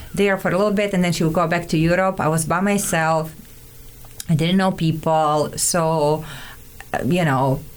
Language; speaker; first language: English; non-native, fluent; Serbian